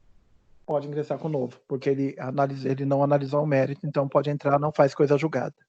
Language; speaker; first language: Portuguese; native; Portuguese